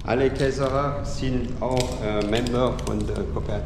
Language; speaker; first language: German; non-native, local second language; French